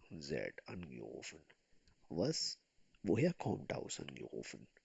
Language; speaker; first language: German; non-native, fluent; Urdu